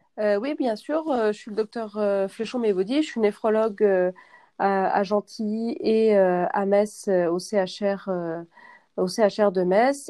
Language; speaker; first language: French; native; French